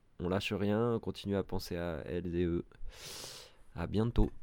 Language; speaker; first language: French; native; French